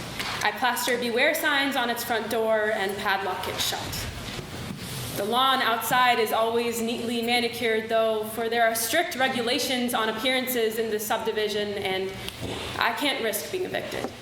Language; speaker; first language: English; native; English